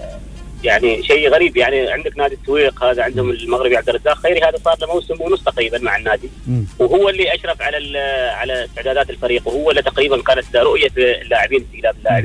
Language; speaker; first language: Arabic; native; Arabic